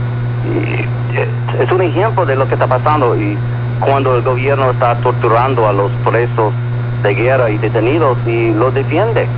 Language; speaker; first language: Spanish; early bilingual, heritage; Spanish